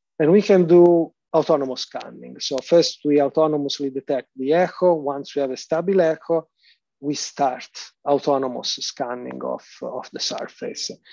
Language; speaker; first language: English; non-native, fluent; Italian